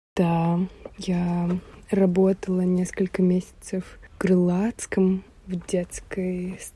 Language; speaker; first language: Russian; native; Russian